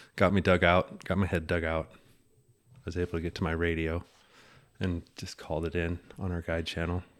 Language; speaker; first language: English; native; English